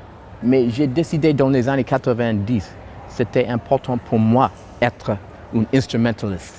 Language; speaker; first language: French; non-native, fluent; English